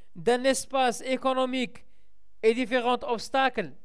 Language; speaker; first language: French; non-native, local second language; Arabic